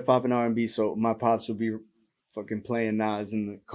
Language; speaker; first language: English; native; English